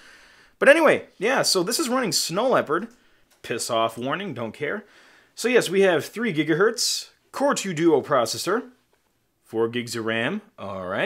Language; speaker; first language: English; native; English